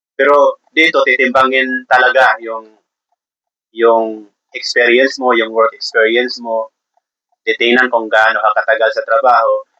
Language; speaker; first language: Filipino; non-native, local second language; Cebuano